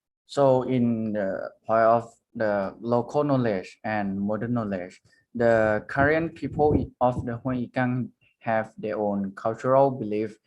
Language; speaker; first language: English; non-native, learner; Thai